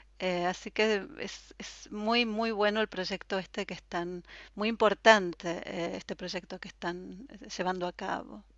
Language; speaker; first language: Spanish; native; Spanish